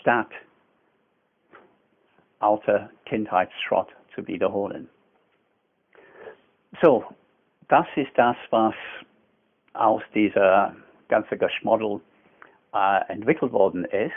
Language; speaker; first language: German; non-native, fluent; English